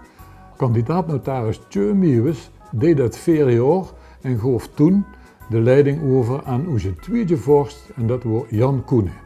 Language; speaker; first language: Dutch; native; Dutch